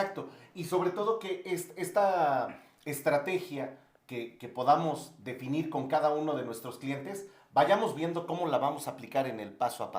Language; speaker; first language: Spanish; native; Spanish